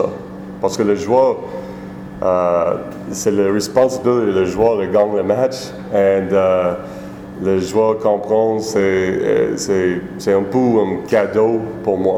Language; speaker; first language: French; non-native, learner; English